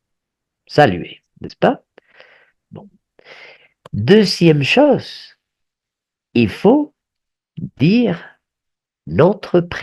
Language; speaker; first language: French; non-native, fluent; Spanish